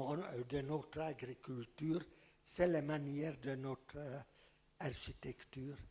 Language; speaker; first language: French; non-native, fluent; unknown